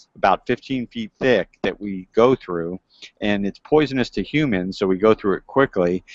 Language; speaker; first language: English; native; English